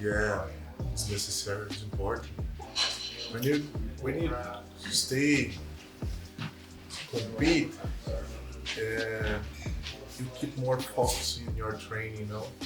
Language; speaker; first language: English; non-native, learner; Portuguese